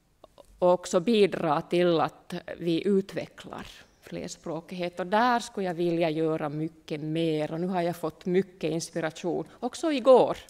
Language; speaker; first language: Swedish; non-native, local second language; Finnish